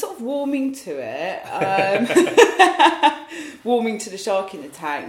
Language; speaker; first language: English; native; English